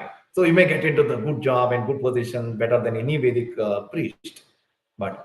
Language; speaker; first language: English; non-native, local second language; Tulu